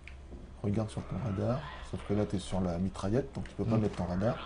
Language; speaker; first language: French; native; French